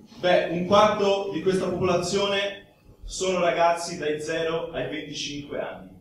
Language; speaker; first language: Italian; early bilingual, other home language; Albanian